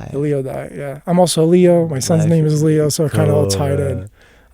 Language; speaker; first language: English; native; English